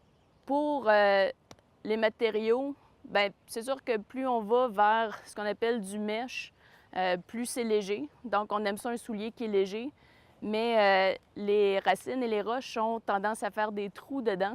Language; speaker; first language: French; native; French